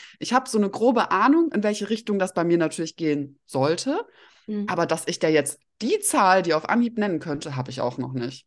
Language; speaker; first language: German; early bilingual, other home language; Russian